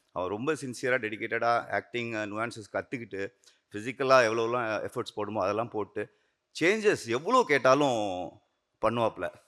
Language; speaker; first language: Tamil; native; Tamil